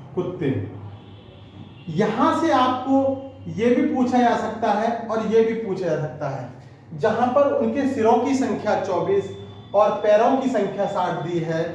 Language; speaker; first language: Hindi; native; Hindi